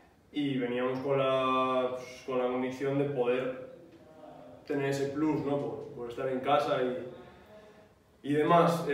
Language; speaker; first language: Spanish; native; Spanish